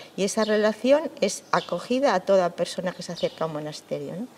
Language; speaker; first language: Spanish; native; Spanish